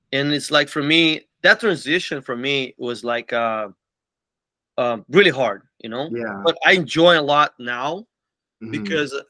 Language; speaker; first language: English; non-native, fluent; Portuguese